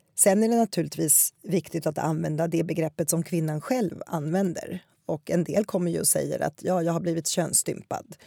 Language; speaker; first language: Swedish; native; Swedish